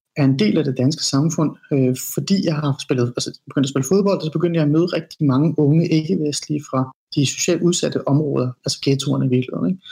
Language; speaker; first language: Danish; early bilingual, other home language; Persian